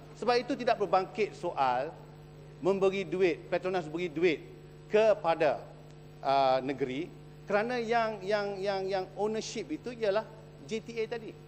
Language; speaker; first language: Malay; native; Malay